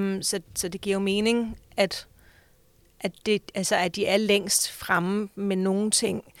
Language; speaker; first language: Danish; native; Danish